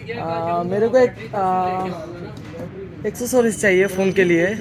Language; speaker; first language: Hindi; non-native, learner; Bangla